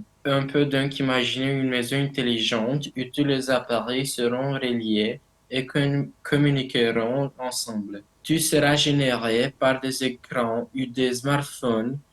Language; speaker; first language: French; non-native, learner; Romanian